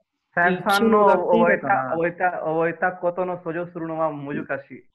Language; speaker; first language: Japanese; non-native, learner; Hindi